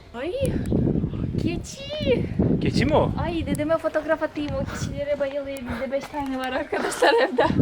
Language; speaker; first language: Turkish; non-native, learner; Russian